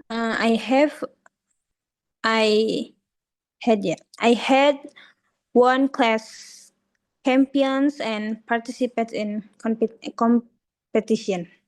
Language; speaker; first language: English; non-native, learner; Indonesian